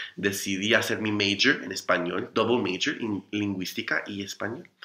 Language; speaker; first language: Spanish; non-native, fluent; English